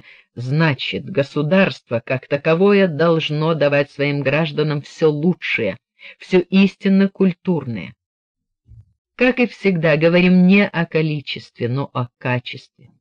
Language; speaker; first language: Russian; native; Russian